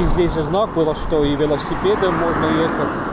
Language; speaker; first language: Russian; non-native, local second language; Estonian